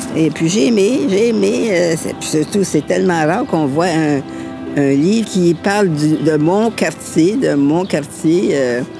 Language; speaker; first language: French; native; French